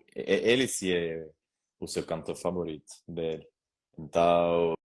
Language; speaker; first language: Portuguese; non-native, learner; Spanish